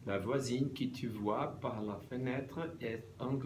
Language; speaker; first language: French; non-native, learner; Portuguese